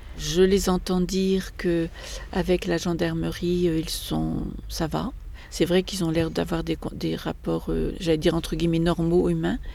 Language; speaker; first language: French; native; French